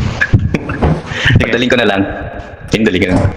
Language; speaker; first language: Filipino; native; Filipino